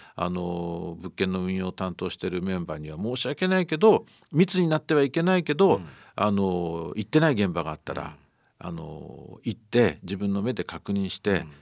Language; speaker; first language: Japanese; native; Japanese